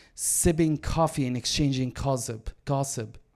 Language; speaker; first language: English; non-native, fluent; Arabic